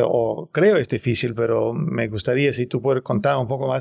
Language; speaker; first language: Spanish; non-native, fluent; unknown